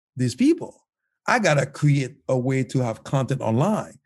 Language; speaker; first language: English; non-native, fluent; Haitian Creole